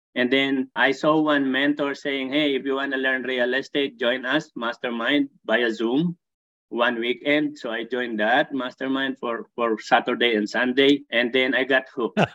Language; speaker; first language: English; non-native, local second language; Filipino